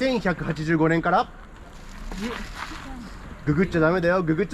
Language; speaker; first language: Japanese; early bilingual, other home language; English